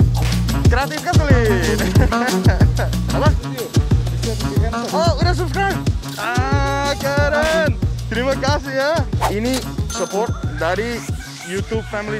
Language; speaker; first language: Indonesian; non-native, learner; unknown